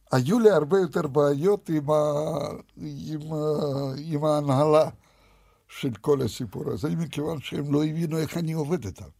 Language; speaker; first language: Hebrew; non-native, fluent; Russian